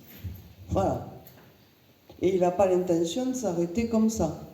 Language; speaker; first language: French; native; French